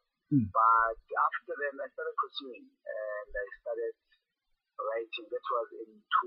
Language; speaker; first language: English; non-native, local second language; Zulu